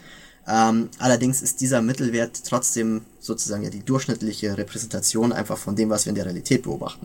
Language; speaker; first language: German; native; German